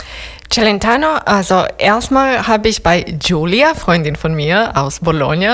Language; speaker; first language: German; non-native, fluent; Serbian